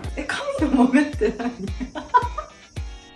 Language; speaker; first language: Japanese; native; Japanese